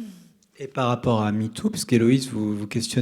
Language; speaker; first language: French; native; French